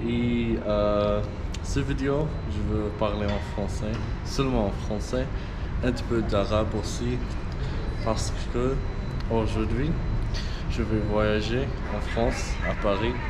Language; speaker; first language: French; non-native, learner; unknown